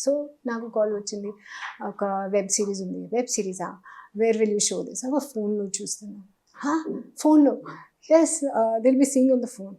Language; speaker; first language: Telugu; non-native, learner; Hindi